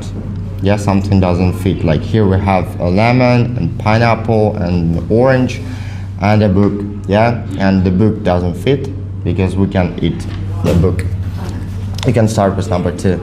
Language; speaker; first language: English; non-native, fluent; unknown